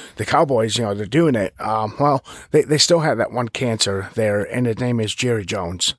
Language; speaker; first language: English; native; English